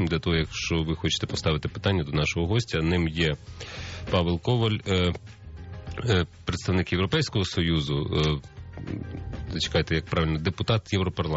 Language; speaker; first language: Ukrainian; native; Ukrainian